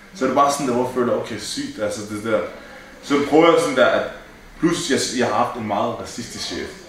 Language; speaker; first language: Danish; early bilingual, other home language; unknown